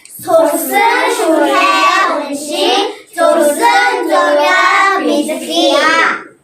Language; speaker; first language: Mongolian; early bilingual, heritage; Mongolian